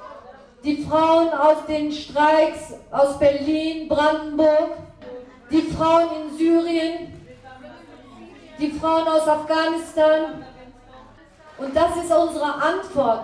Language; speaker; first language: German; non-native, fluent; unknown